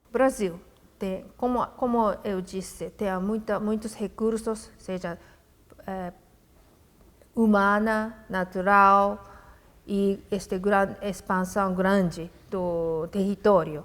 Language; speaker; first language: Portuguese; non-native, fluent; Japanese